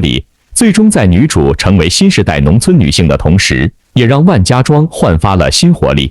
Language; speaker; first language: Chinese; native; Chinese